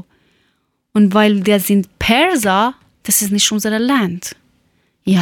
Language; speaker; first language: German; non-native, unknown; Persian